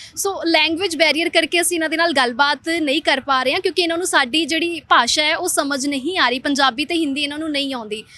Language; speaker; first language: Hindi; non-native, local second language; Punjabi